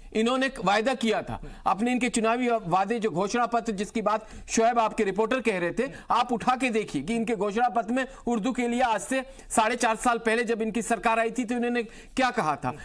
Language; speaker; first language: Hindi; native; Hindi